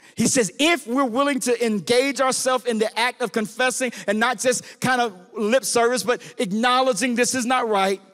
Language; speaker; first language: English; native; English